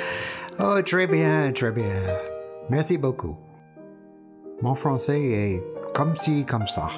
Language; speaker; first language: French; non-native, learner; English